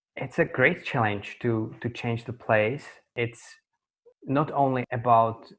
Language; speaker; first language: English; non-native, fluent; Czech